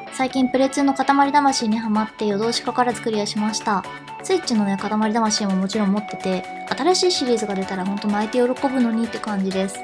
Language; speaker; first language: Japanese; native; Japanese